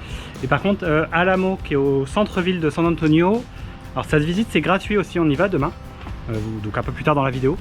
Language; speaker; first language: French; native; French